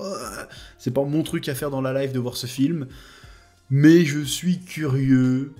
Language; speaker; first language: French; native; French